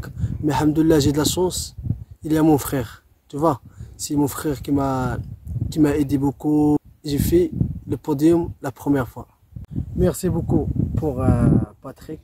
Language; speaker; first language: French; non-native, local second language; Arabic